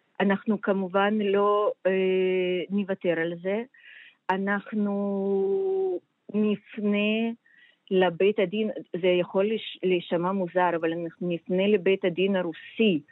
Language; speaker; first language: Hebrew; non-native, fluent; Russian